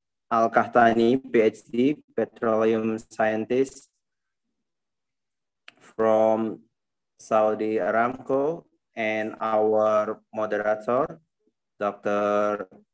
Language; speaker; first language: English; non-native, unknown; Indonesian